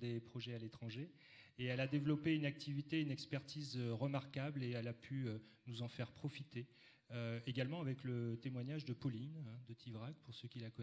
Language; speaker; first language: French; native; French